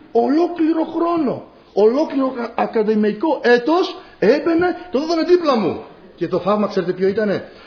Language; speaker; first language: Greek; non-native, fluent; Polish